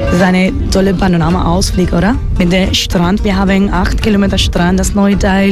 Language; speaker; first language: German; non-native, learner; Spanish